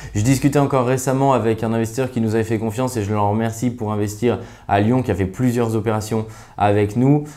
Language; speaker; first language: French; native; French